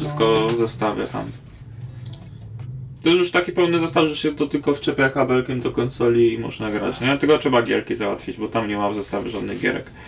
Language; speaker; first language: Polish; native; Polish